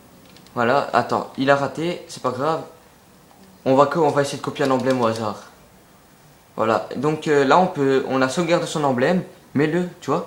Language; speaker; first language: French; native; French